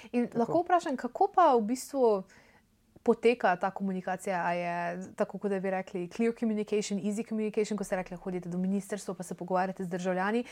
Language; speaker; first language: Slovenian; native; Slovenian